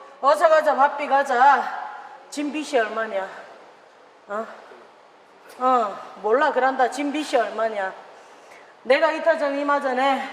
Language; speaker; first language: Korean; native; Korean